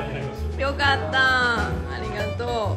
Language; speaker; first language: Japanese; native; Japanese